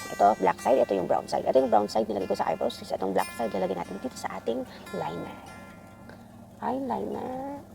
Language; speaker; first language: Filipino; non-native, local second language; Iloko